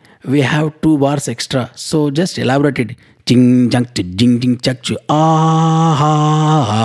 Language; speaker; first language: English; non-native, local second language; Kannada